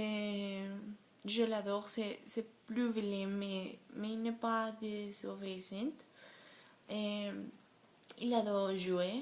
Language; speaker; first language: French; non-native, learner; Spanish